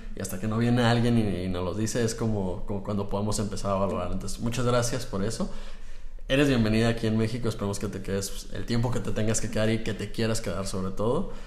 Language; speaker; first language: Spanish; native; Spanish